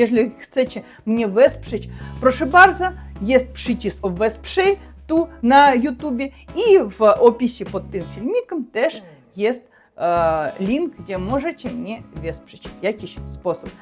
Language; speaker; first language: Polish; non-native, learner; Russian